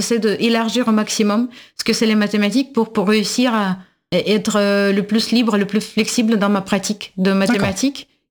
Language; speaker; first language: French; non-native, fluent; Russian